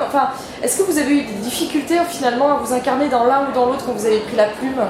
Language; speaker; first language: French; native; French